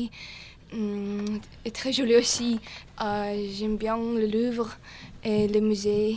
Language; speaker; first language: French; non-native, learner; Russian